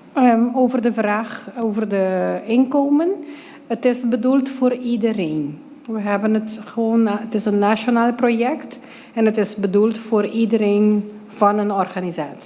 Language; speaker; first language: Dutch; non-native, local second language; Papiamento